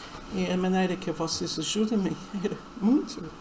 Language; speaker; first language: Portuguese; non-native, fluent; English